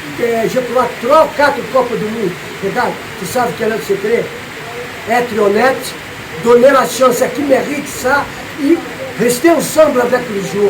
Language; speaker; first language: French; non-native, learner; Portuguese